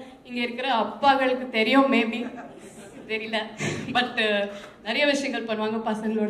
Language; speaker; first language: Tamil; non-native, fluent; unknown